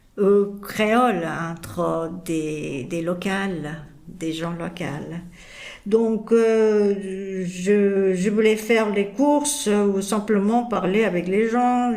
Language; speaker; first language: French; non-native, fluent; Japanese